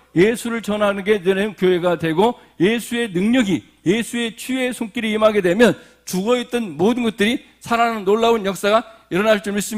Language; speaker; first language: Korean; native; Korean